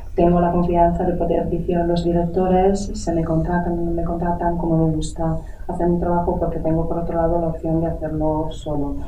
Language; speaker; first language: Spanish; native; Spanish